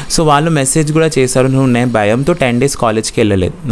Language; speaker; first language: Telugu; non-native, local second language; Bangla